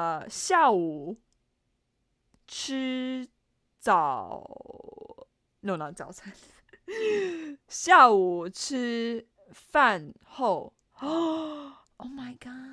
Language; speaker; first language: Chinese; non-native, learner; English